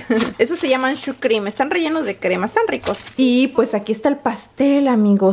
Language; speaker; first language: Spanish; native; Spanish